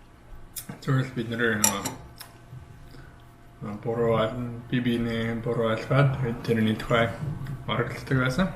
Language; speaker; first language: Mongolian; non-native, learner; English